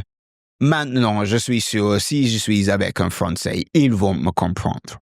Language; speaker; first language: French; non-native, fluent; English